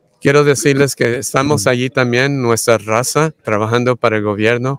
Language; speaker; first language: Spanish; early bilingual, heritage; Spanish